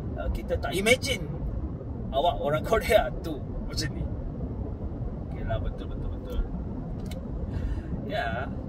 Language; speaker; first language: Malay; non-native, fluent; Korean